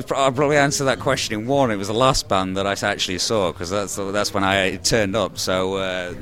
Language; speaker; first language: English; native; English